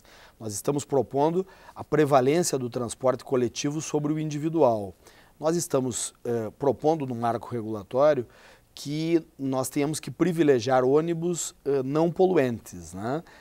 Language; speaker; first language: Portuguese; native; Portuguese